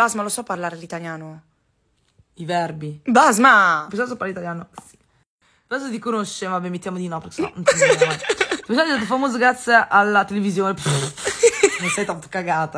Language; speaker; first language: Italian; early bilingual, other home language; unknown